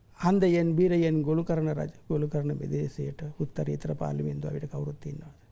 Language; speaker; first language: Sinhala; non-native, local second language; Tamil